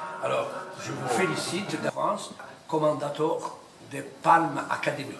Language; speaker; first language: French; native; French